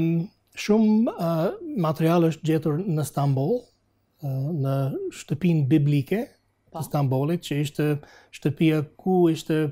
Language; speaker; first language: Albanian; non-native, fluent; English